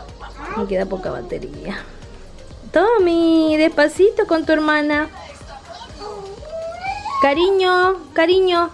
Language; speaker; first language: Spanish; native; Spanish